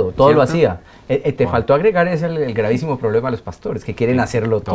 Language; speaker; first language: Spanish; native; Spanish